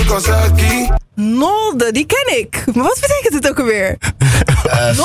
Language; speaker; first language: Dutch; native; Dutch